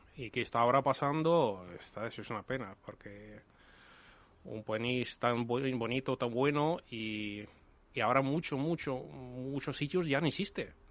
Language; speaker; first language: Spanish; non-native, learner; Ukrainian